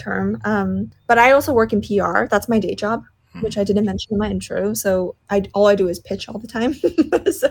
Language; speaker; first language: English; non-native, local second language; Cantonese